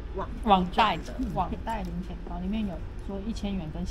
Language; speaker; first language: Chinese; native; Chinese